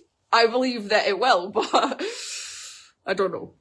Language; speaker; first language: English; native; English